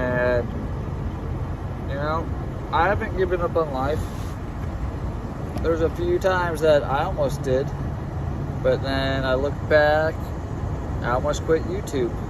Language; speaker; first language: English; native; English